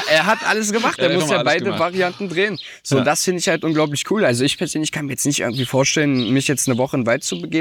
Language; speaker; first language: German; native; German